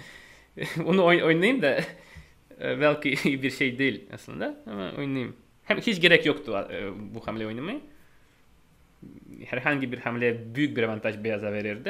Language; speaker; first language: Turkish; non-native, fluent; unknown